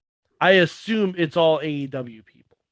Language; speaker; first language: English; native; English